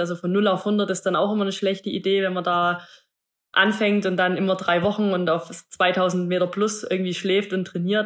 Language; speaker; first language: German; native; German